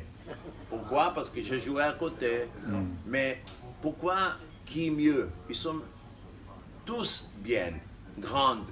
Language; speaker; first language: French; non-native, fluent; Hebrew